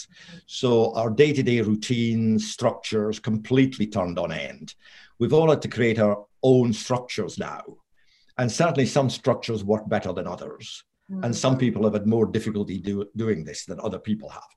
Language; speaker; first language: English; native; English